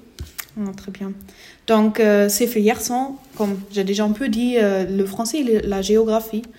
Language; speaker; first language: French; non-native, fluent; German